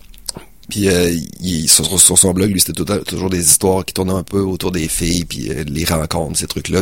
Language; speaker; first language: French; native; French